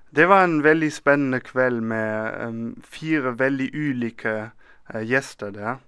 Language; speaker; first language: Norwegian; non-native, fluent; German